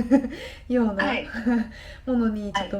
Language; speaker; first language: Japanese; non-native, fluent; Korean